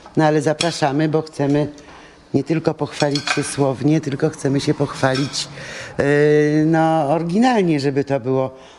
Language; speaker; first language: Polish; native; Polish